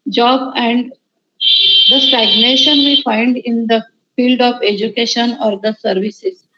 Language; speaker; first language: English; non-native, local second language; Marathi